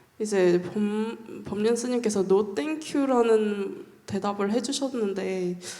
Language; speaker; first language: Korean; native; Korean